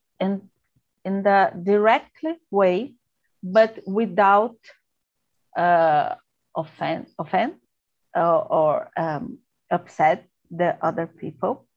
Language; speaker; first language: English; non-native, learner; Portuguese